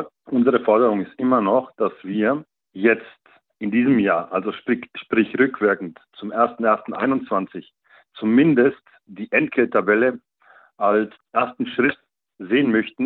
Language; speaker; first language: German; native; German